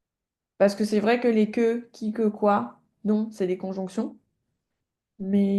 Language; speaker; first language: French; native; French